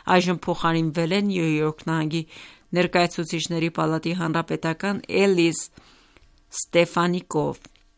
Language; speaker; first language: Armenian; native; Armenian